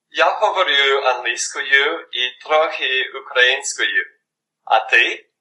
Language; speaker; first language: Ukrainian; non-native, learner; English